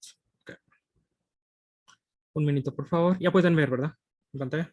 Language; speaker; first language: Spanish; non-native, fluent; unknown